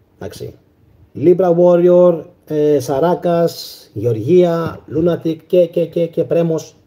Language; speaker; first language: Greek; native; Greek